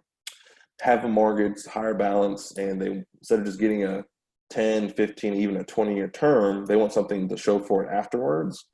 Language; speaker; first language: English; native; English